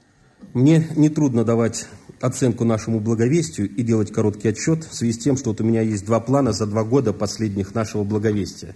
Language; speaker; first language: Russian; native; Russian